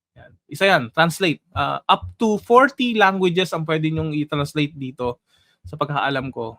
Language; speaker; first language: Filipino; native; Filipino